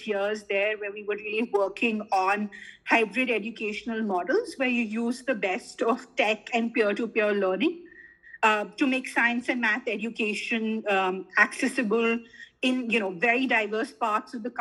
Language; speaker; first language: English; non-native, local second language; Hindi